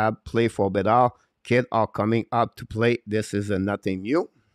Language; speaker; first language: English; non-native, fluent; French